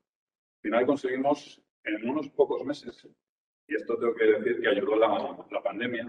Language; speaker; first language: Spanish; native; Spanish